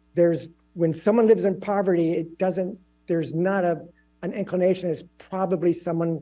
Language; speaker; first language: English; native; English